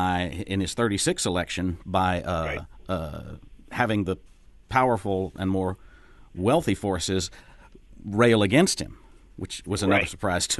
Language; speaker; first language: English; native; English